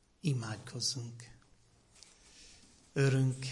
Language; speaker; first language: Hungarian; non-native, learner; English